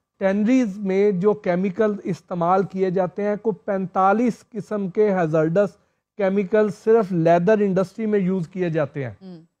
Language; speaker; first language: Urdu; non-native, local second language; Punjabi